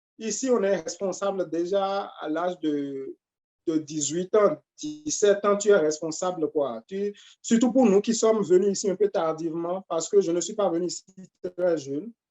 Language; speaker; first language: French; non-native, local second language; Fon